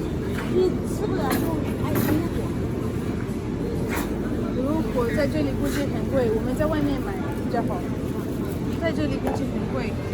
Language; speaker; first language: Chinese; non-native, fluent; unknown